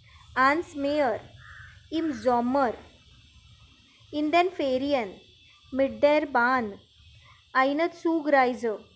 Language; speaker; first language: German; non-native, learner; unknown